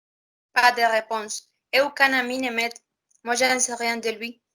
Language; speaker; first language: French; non-native, learner; Spanish